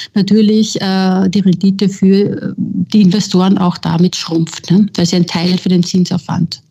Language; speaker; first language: German; native; German